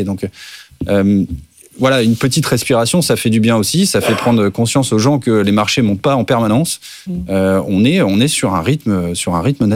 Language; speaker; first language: French; native; French